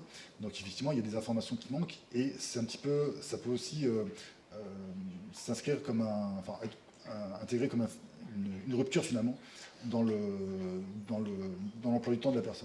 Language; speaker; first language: French; native; French